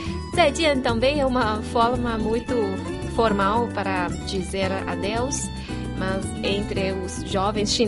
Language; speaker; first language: Portuguese; non-native, fluent; Chinese